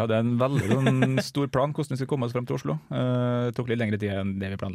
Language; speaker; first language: Norwegian; native; Norwegian